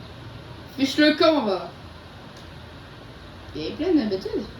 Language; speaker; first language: French; native; French